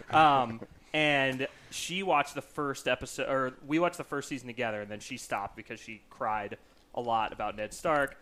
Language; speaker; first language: English; native; English